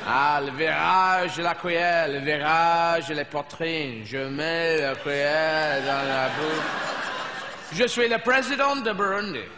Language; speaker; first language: French; non-native, fluent; English